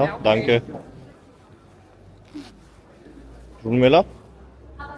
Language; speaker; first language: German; non-native, learner; French